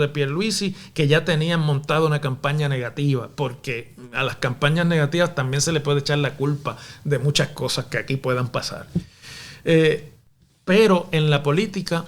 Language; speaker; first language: Spanish; native; Spanish